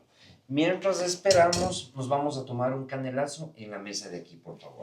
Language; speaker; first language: Spanish; native; Spanish